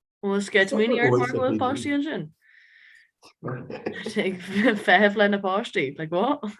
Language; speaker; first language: Irish; non-native, local second language; English